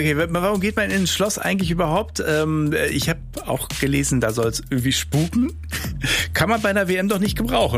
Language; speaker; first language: German; native; German